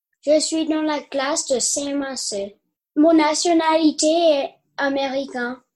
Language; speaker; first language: French; non-native, learner; English